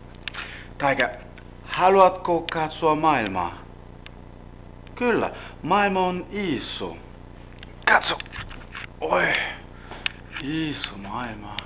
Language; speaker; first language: Finnish; non-native, learner; Danish